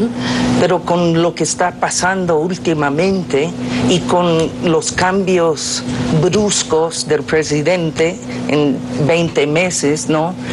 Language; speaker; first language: Spanish; non-native, fluent; English